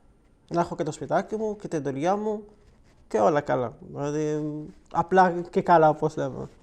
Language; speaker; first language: Greek; non-native, learner; Arabic